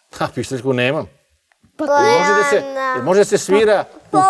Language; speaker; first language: Serbian; native; Serbian